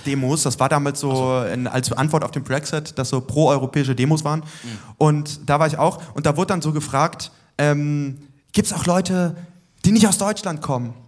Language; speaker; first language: German; native; German